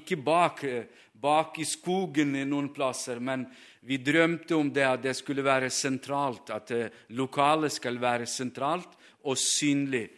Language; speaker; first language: Norwegian; non-native, fluent; Ukrainian